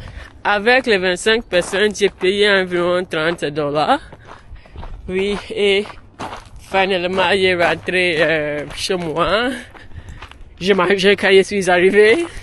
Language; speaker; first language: French; non-native, learner; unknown